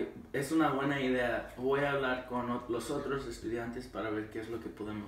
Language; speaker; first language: Spanish; non-native, learner; English